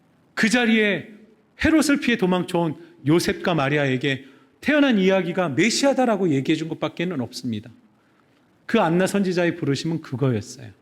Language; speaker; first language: Korean; native; Korean